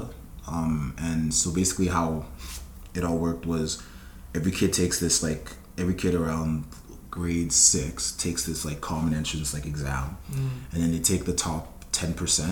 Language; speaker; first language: English; non-native, local second language; Yoruba